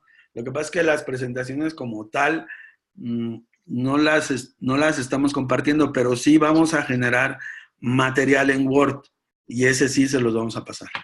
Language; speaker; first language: Spanish; native; Spanish